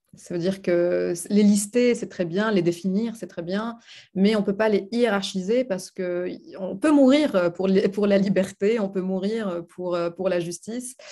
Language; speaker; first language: French; non-native, local second language; Arabic